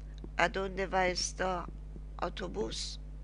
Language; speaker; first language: Spanish; non-native, learner; Persian